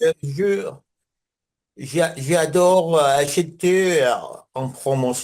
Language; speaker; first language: French; non-native, learner; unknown